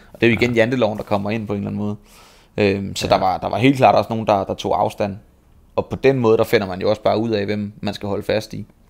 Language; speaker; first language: Danish; native; Danish